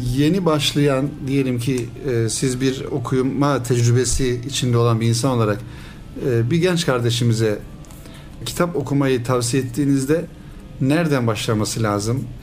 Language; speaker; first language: Turkish; native; Turkish